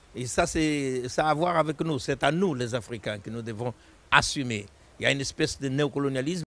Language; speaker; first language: French; non-native, fluent; Portuguese